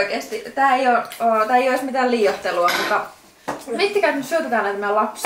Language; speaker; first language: Finnish; native; Finnish